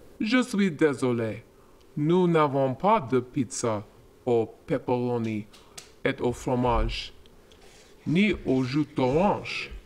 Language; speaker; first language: French; non-native, learner; English